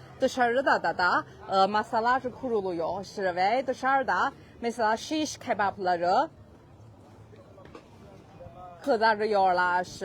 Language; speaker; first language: Turkish; non-native, learner; Chinese